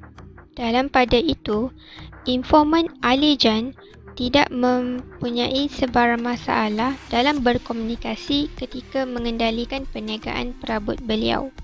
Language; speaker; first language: Malay; native; Malay